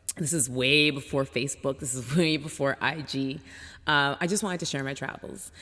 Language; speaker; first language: English; native; English